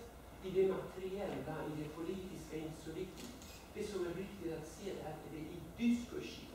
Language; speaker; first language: Swedish; non-native, fluent; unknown